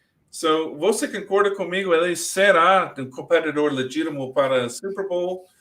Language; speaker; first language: Portuguese; non-native, learner; English